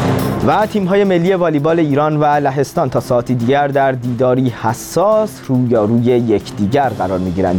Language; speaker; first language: Persian; native; Persian